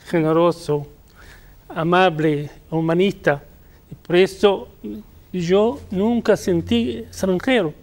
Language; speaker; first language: Spanish; non-native, fluent; Arabic